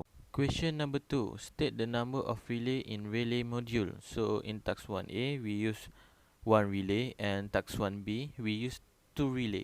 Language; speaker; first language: English; non-native, local second language; Malay